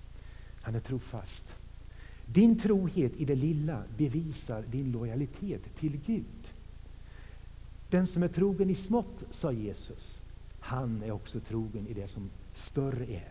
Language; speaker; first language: Swedish; native; Swedish